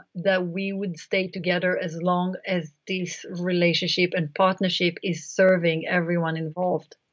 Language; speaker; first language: English; non-native, fluent; Hebrew